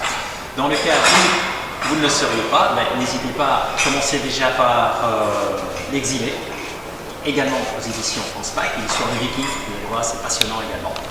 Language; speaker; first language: French; native; French